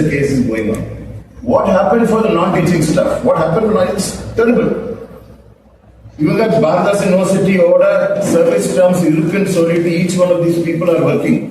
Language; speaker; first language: English; non-native, local second language; Tamil